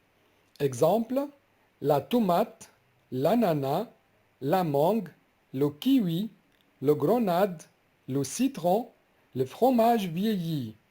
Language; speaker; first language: French; non-native, fluent; Arabic